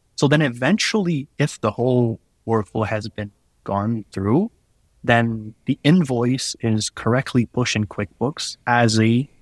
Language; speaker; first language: English; non-native, fluent; French